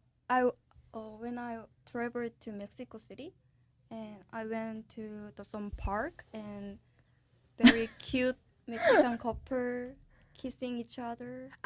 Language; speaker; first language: English; non-native, learner; Korean